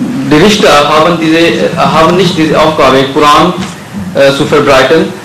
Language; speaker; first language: German; non-native, fluent; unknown